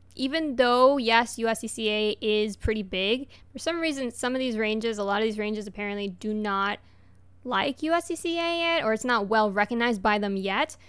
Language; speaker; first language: English; early bilingual, other home language; Spanish